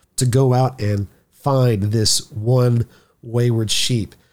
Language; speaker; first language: English; native; English